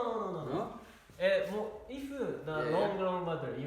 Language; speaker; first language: English; non-native, learner; Japanese